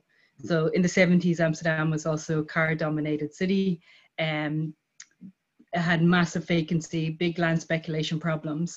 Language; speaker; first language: English; native; English